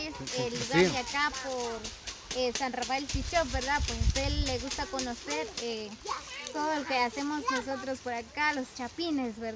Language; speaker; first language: Spanish; native; Spanish